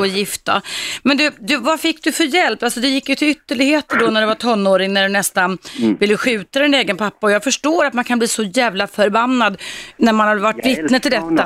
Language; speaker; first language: Swedish; native; Swedish